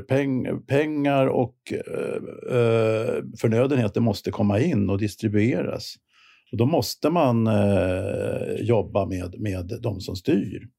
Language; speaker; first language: Swedish; native; Swedish